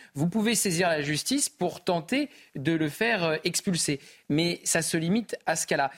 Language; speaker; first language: French; native; French